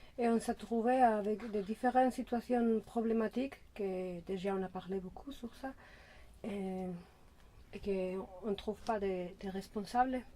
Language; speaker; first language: French; non-native, fluent; Spanish